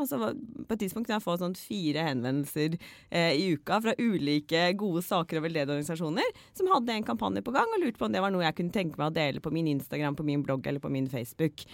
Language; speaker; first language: Norwegian; native; Norwegian